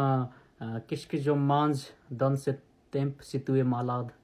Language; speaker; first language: French; non-native, learner; Nepali